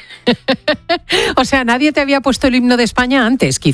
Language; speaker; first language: Spanish; native; Spanish